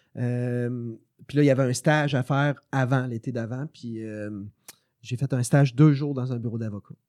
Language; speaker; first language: French; native; French